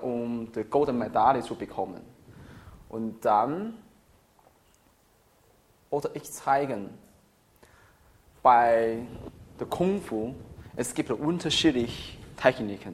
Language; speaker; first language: German; non-native, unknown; Chinese